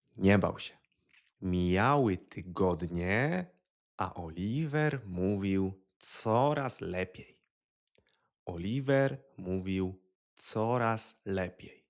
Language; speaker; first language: Polish; native; Polish